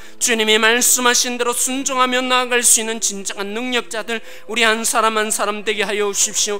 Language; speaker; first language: Korean; native; Korean